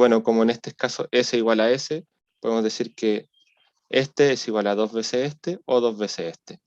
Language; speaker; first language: Spanish; native; Spanish